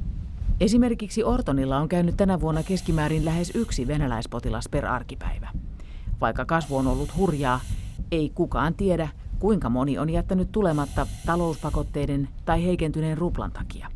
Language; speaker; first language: Finnish; native; Finnish